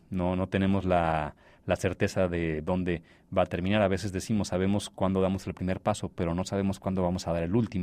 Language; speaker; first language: Spanish; native; Spanish